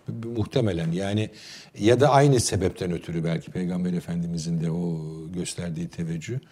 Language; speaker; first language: Turkish; native; Turkish